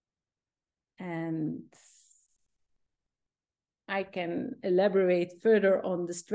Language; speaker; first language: English; non-native, fluent; Dutch